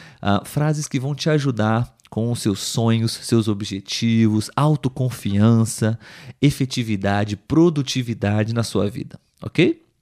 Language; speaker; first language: Portuguese; native; Portuguese